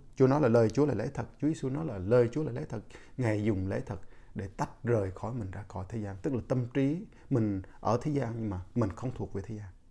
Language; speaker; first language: Vietnamese; non-native, local second language; Jarai